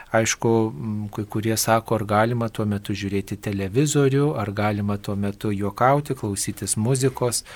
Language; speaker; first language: Lithuanian; native; Lithuanian